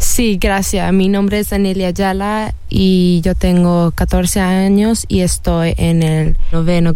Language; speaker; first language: Spanish; early bilingual, heritage; Spanish